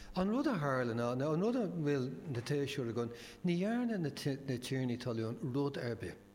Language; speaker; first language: Irish; non-native, local second language; English